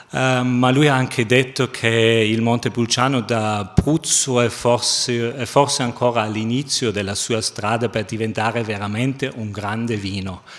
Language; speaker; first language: Italian; non-native, fluent; German